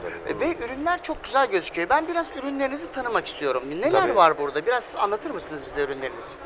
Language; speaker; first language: Turkish; native; Turkish